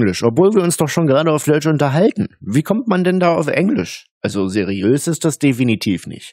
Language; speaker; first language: German; native; German